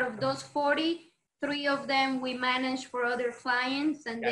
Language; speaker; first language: English; non-native, fluent; Spanish